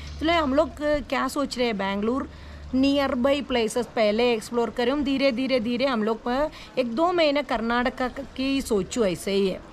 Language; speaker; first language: Hindi; non-native, local second language; Malayalam